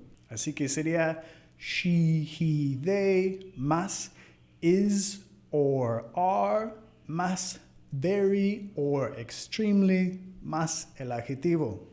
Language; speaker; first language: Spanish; non-native, fluent; English